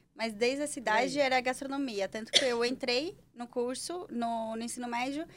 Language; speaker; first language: Portuguese; native; Portuguese